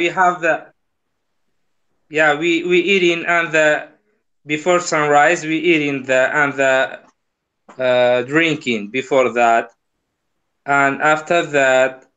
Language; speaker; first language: English; non-native, learner; Kurdish